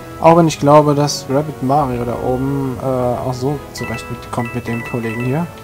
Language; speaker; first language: German; native; German